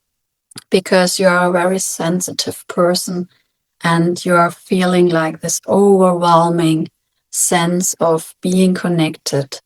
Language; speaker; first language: English; non-native, fluent; German